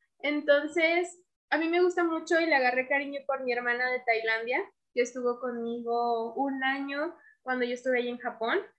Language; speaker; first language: Spanish; native; Spanish